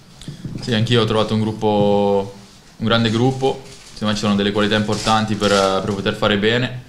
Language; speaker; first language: Italian; native; Italian